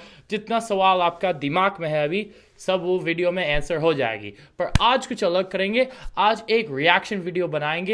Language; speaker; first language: Hindi; non-native, fluent; English